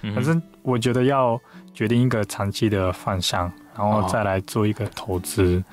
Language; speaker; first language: Chinese; non-native, fluent; Japanese